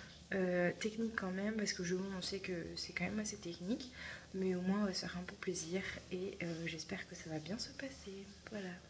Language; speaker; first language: French; native; French